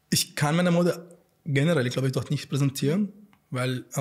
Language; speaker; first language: German; non-native, fluent; Arabic